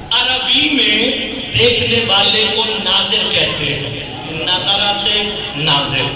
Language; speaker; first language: Urdu; non-native, local second language; Punjabi